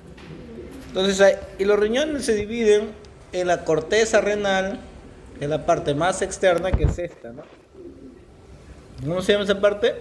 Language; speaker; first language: Spanish; native; Spanish